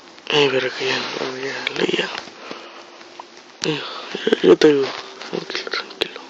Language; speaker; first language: Spanish; native; Spanish